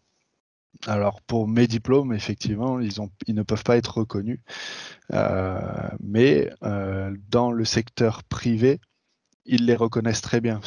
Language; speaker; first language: French; native; French